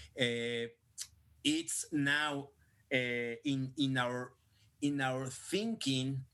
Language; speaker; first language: English; non-native, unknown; Spanish